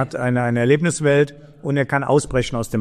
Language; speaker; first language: German; native; German